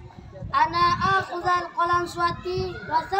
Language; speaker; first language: Arabic; non-native, learner; Indonesian